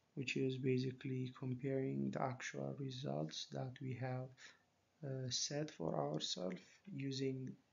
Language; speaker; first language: English; non-native, local second language; Amharic